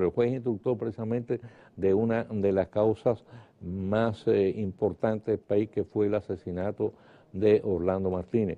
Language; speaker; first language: Spanish; native; Spanish